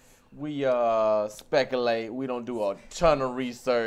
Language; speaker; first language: English; native; English